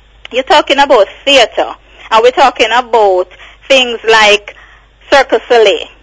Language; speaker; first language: English; native; English